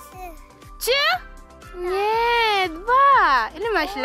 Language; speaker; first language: Polish; non-native, learner; Filipino